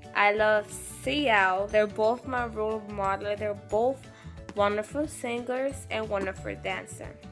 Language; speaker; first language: English; native; English